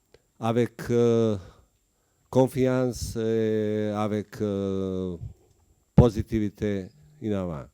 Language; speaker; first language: French; non-native, learner; Bosnian